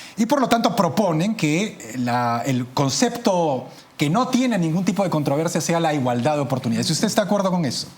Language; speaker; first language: Spanish; native; Spanish